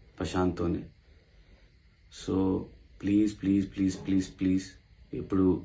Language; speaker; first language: Telugu; non-native, local second language; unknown